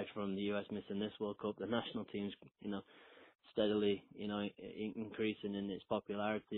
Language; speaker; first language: English; native; English